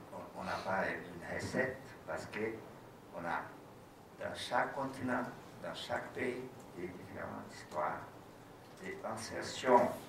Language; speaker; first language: French; non-native, fluent; Portuguese